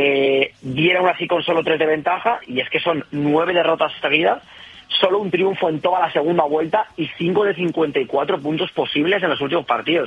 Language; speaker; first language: Spanish; native; Spanish